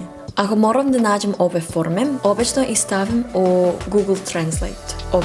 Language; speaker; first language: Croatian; non-native, fluent; English